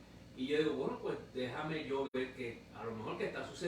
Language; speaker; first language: Spanish; native; Spanish